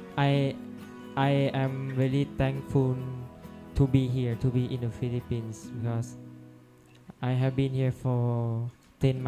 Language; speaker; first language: English; non-native, learner; Thai